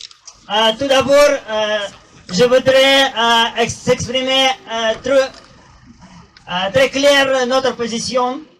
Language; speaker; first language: French; non-native, learner; Russian